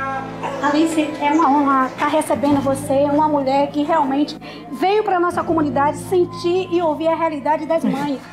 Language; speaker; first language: Portuguese; native; Portuguese